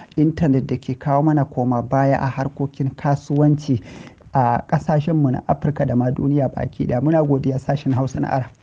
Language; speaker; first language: Hausa; native; Hausa